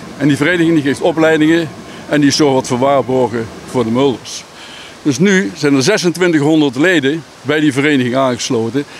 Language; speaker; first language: Dutch; native; Dutch